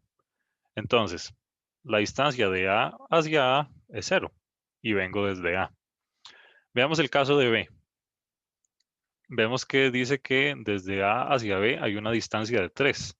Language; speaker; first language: Spanish; native; Spanish